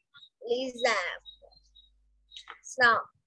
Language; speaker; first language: English; non-native, learner; Vietnamese